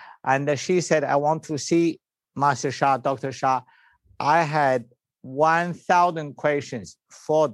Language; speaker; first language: English; non-native, learner; Chinese